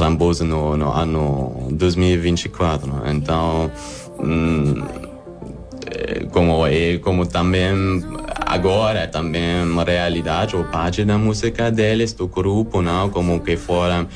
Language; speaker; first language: Portuguese; non-native, learner; German